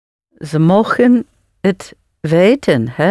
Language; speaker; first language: Dutch; non-native, learner; English